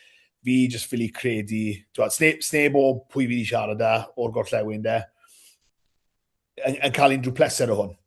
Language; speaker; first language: Welsh; native; Welsh